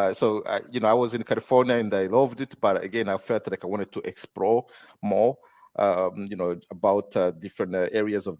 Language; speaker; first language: English; non-native, local second language; Kinyarwanda